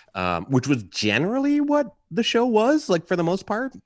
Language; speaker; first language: English; native; English